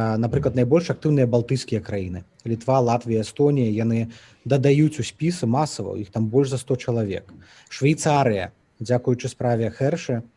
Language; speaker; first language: Belarusian; native; Belarusian